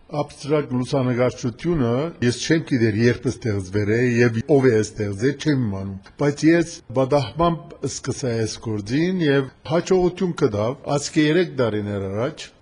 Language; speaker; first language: Armenian; early bilingual, heritage; Armenian